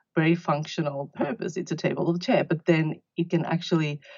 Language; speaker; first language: English; non-native, fluent; Finnish